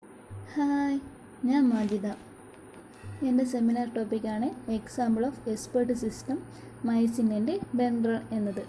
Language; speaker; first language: Malayalam; native; Malayalam